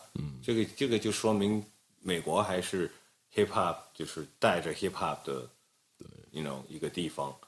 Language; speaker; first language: Chinese; native; Chinese